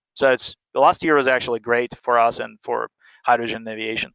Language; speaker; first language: English; non-native, fluent; Russian